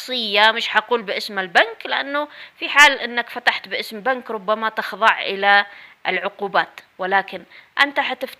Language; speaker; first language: Arabic; native; Arabic